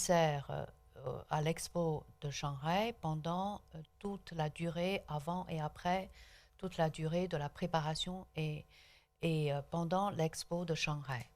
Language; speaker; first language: French; non-native, local second language; Chinese